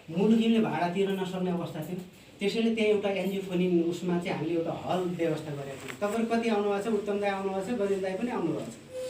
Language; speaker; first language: Nepali; non-native, local second language; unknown